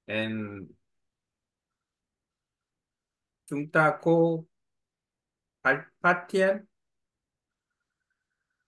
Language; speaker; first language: Vietnamese; non-native, learner; Korean